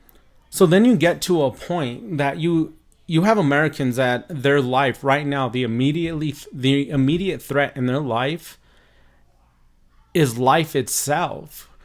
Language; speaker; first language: English; native; English